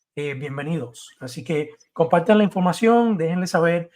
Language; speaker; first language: Spanish; early bilingual, heritage; Spanish